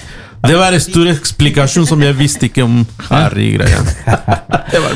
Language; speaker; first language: Swedish; non-native, learner; Spanish